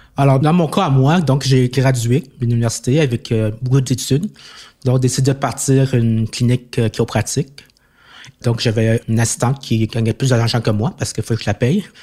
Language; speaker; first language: French; early bilingual, other home language; Chinese